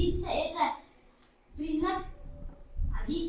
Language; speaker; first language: Russian; non-native, local second language; Kazakh